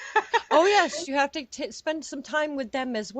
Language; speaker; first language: English; native; English